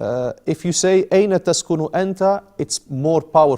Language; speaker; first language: Arabic; non-native, fluent; English